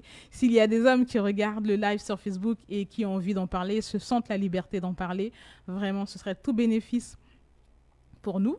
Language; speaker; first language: French; native; French